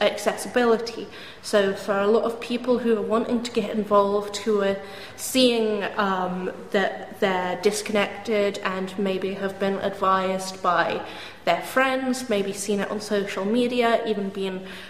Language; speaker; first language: English; native; English